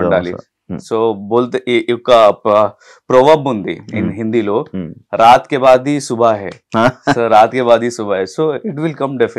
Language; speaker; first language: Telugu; non-native, local second language; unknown